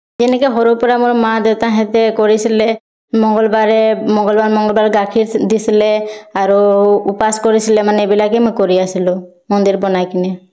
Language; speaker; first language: Assamese; non-native, local second language; Bodo